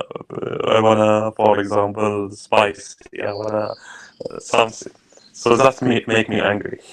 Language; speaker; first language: English; non-native, learner; Arabic